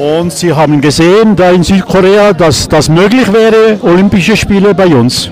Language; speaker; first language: German; native; German